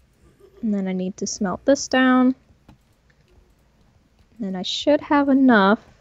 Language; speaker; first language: English; native; English